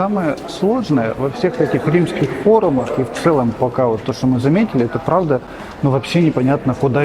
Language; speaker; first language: Russian; native; Russian